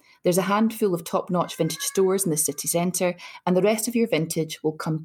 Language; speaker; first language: English; native; English